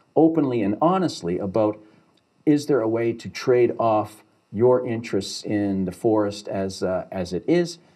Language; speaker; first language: English; native; English